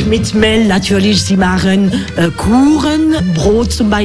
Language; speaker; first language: German; non-native, learner; French